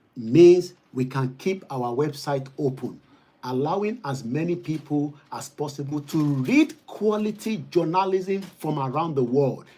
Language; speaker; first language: English; non-native, local second language; Yoruba